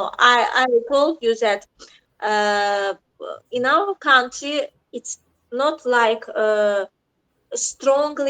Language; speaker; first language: English; non-native, learner; Azerbaijani